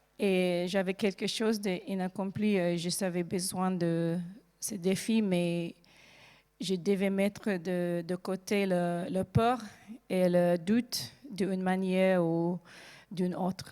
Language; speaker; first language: French; non-native, learner; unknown